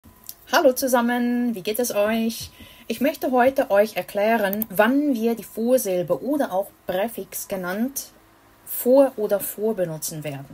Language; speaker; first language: German; non-native, fluent; Portuguese